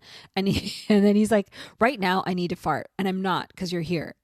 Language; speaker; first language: English; native; English